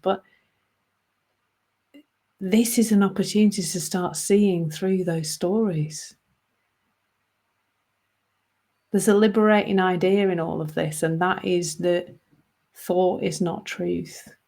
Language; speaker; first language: English; native; English